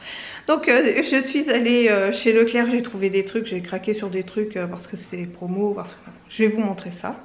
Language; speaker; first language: French; native; French